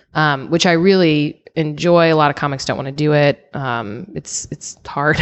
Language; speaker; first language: English; native; English